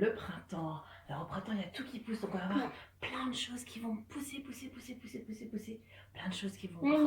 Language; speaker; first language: French; native; French